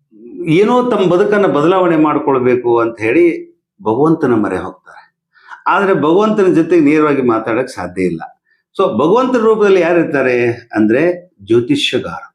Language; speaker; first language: Kannada; native; Kannada